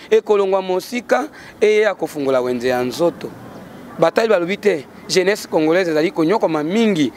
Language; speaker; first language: Lingala; native; Lingala